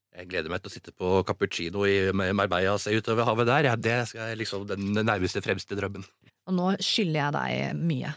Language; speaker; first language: Norwegian; native; Norwegian